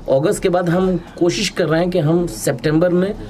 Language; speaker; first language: Hindi; native; Hindi